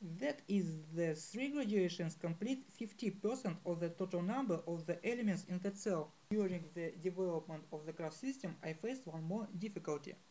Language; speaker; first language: English; non-native, fluent; Russian